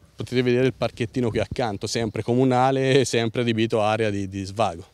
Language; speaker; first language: Italian; native; Italian